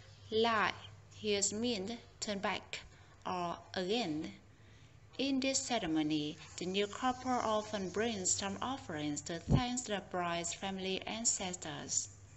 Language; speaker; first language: English; non-native, fluent; Vietnamese